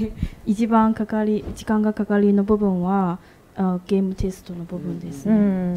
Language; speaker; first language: Japanese; non-native, learner; Chinese